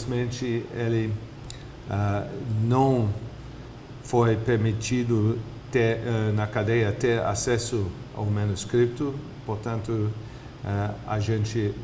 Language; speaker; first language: Portuguese; non-native, fluent; English